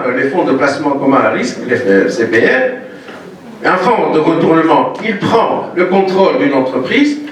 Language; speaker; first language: French; non-native, local second language; Arabic